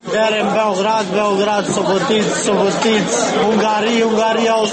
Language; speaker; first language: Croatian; non-native, learner; Albanian